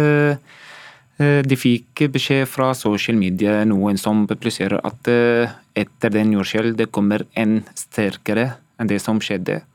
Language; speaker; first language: Norwegian; non-native, learner; Arabic